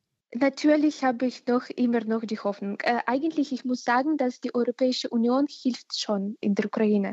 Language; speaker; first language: German; non-native, fluent; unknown